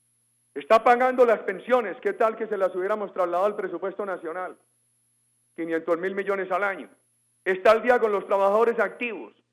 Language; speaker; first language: Spanish; native; Spanish